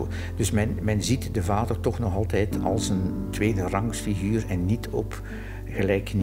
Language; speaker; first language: Dutch; native; Dutch